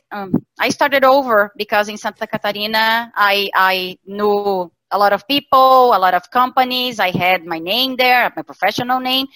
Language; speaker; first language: English; non-native, fluent; Portuguese